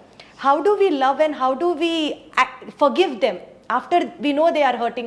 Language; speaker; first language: Telugu; native; Telugu